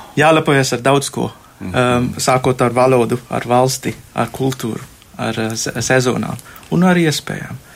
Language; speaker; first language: Latvian; non-native, fluent; Sinhala